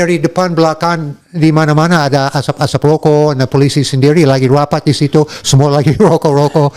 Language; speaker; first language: Indonesian; non-native, learner; English